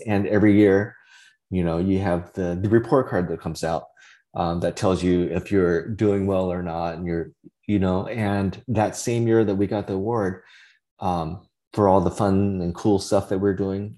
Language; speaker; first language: English; early bilingual, other home language; Vietnamese